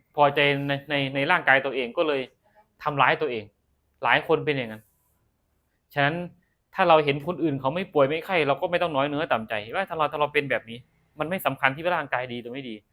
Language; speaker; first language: Thai; non-native, local second language; Northeastern Thai